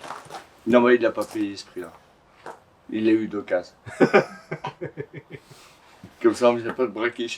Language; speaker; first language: French; native; French